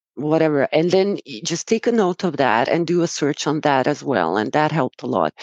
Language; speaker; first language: English; non-native, fluent; Romanian